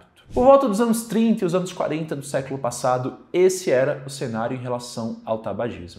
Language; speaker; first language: Portuguese; native; Portuguese